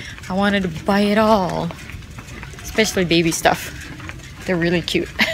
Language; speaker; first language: English; non-native, fluent; Indonesian